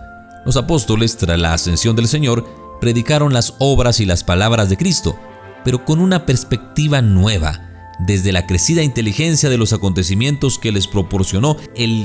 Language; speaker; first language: Spanish; native; Spanish